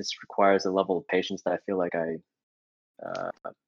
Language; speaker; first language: English; native; English